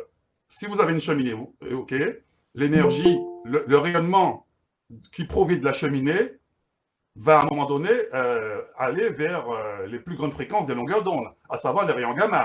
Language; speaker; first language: French; native; French